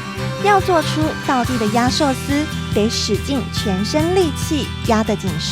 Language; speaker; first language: Chinese; native; Chinese